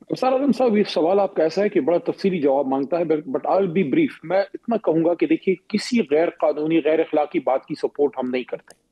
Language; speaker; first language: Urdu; non-native, local second language; Pashto